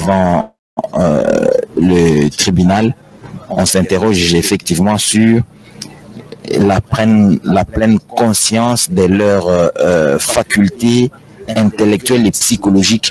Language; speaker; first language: French; non-native, local second language; Lingala